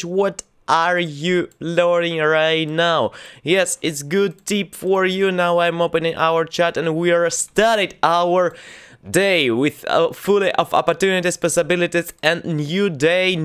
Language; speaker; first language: English; non-native, learner; Russian